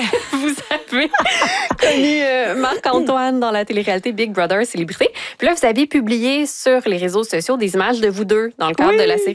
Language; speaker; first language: French; native; French